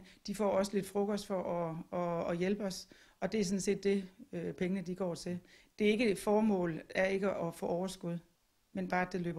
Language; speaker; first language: Danish; native; Danish